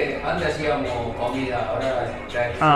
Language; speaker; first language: Spanish; native; Spanish